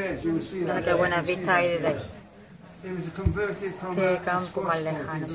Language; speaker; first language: Spanish; native; Spanish